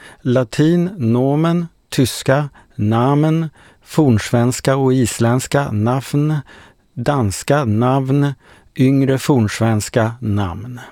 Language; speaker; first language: Swedish; native; Swedish